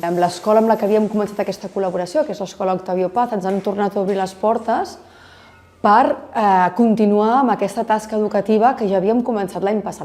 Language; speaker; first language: Catalan; native; Catalan